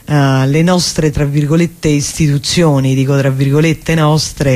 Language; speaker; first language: Italian; native; Italian